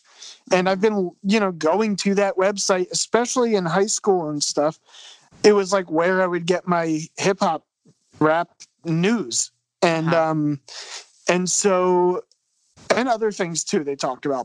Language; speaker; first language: English; native; English